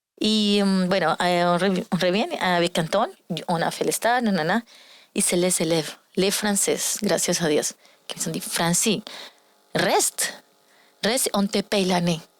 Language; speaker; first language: French; non-native, learner; Spanish